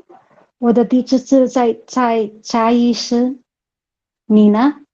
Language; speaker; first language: Chinese; non-native, learner; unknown